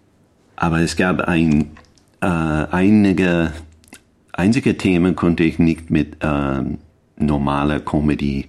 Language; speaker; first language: German; non-native, learner; English